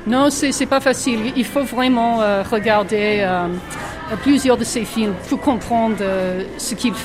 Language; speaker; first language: French; non-native, fluent; English